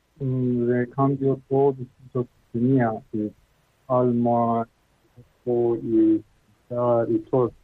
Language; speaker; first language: Spanish; non-native, learner; Persian